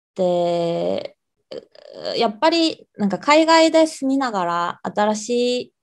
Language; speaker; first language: Japanese; non-native, fluent; Korean